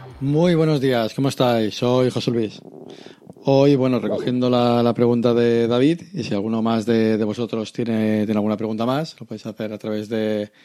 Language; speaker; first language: Spanish; native; Spanish